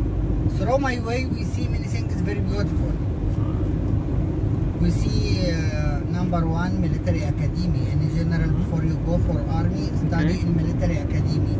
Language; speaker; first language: English; non-native, learner; Arabic